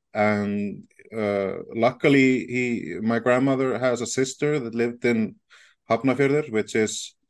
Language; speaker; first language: English; non-native, fluent; Icelandic